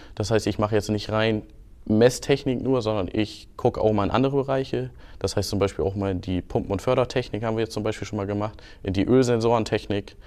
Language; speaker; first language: German; native; German